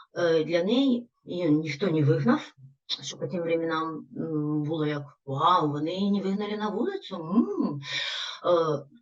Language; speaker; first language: Ukrainian; non-native, local second language; Russian